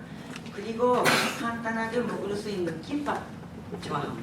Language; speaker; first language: Korean; non-native, fluent; Japanese